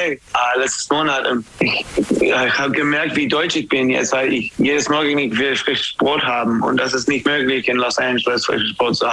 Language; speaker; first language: German; non-native, learner; English